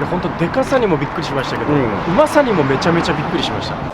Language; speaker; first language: Japanese; native; Japanese